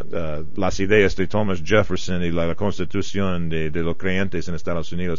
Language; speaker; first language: Spanish; non-native, fluent; English